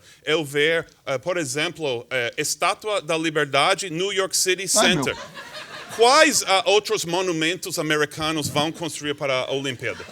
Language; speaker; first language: Portuguese; non-native, fluent; English